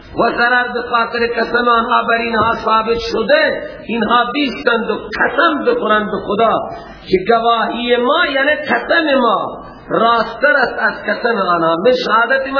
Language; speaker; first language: Persian; non-native, local second language; Baluchi